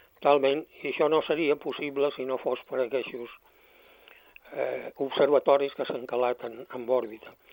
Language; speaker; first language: Catalan; native; Catalan